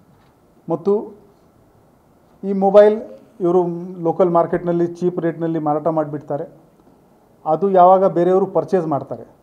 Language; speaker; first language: Kannada; non-native, local second language; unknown